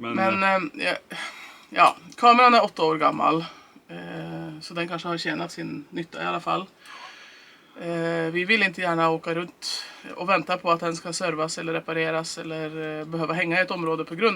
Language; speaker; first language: Swedish; native; Swedish